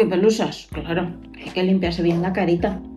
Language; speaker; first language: Spanish; native; Spanish